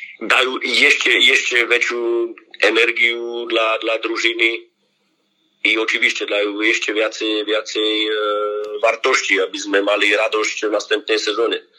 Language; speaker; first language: Polish; non-native, learner; Slovak